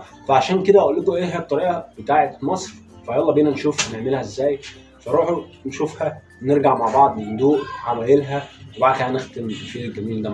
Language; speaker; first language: Arabic; native; Arabic